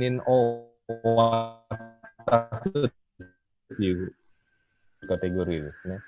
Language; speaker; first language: Japanese; non-native, fluent; Indonesian